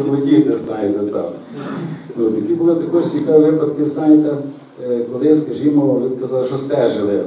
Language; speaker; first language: Ukrainian; native; Ukrainian